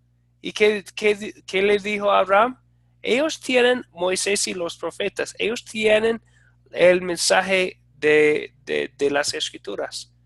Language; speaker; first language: Spanish; non-native, fluent; English